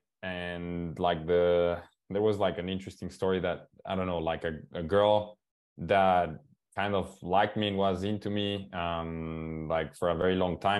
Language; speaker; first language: English; non-native, fluent; Spanish